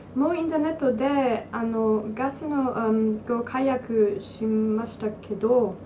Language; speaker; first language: Japanese; non-native, learner; English